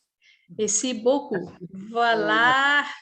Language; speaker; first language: French; non-native, learner; Portuguese